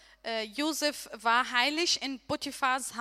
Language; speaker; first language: German; non-native, learner; Arabic